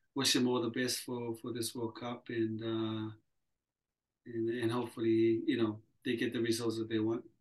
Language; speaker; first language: English; early bilingual, other home language; Samoan